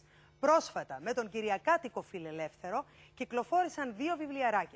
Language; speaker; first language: Greek; native; Greek